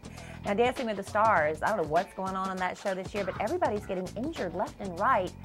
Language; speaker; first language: English; native; English